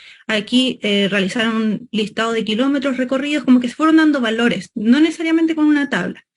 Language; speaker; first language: Spanish; native; Spanish